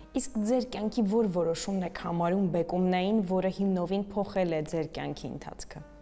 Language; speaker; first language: Armenian; native; Armenian